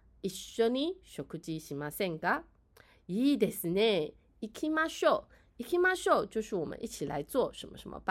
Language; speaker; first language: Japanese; non-native, fluent; Chinese